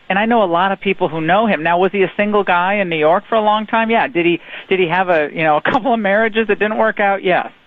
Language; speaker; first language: English; native; English